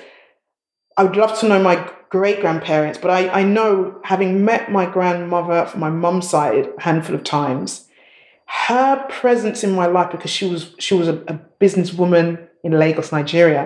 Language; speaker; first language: English; native; English